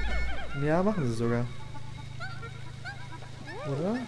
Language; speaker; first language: German; native; German